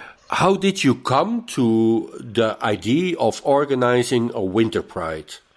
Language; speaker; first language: English; non-native, fluent; Dutch